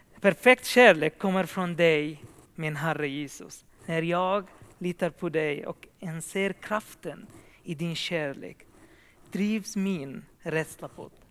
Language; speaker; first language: Swedish; non-native, fluent; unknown